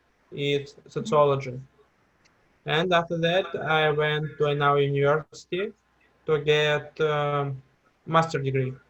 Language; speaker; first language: English; non-native, fluent; Russian